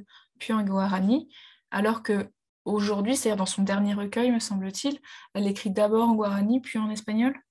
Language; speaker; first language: French; native; French